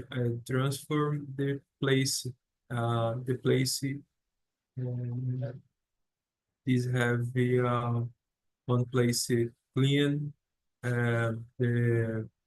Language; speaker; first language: English; non-native, learner; Portuguese